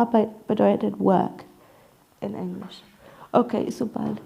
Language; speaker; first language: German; non-native, learner; English